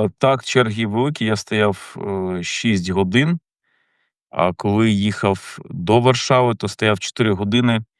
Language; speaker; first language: Ukrainian; native; Ukrainian